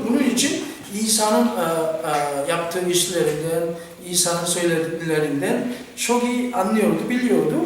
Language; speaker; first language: Turkish; non-native, fluent; Korean